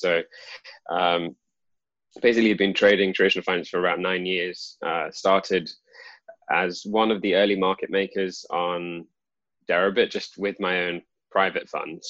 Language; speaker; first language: English; native; English